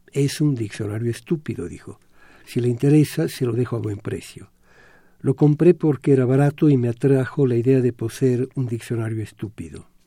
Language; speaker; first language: Spanish; non-native, fluent; Italian